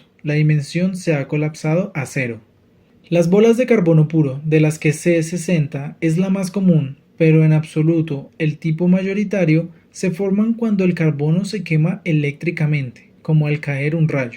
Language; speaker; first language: Spanish; native; Spanish